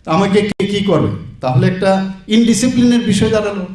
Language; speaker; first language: Bangla; native; Bangla